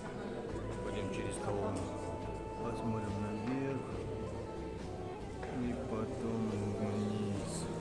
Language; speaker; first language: Russian; native; Russian